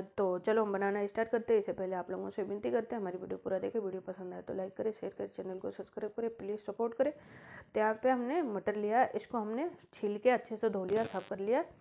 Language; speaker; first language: Hindi; native; Hindi